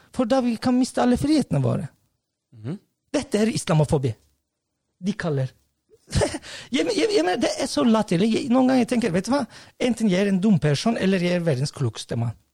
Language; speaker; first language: Norwegian; non-native, fluent; Turkish